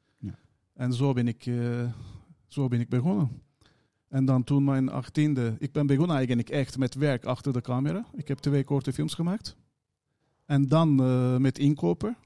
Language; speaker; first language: Dutch; non-native, fluent; Turkish